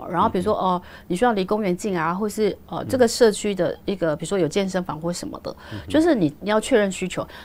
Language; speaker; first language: Chinese; native; Chinese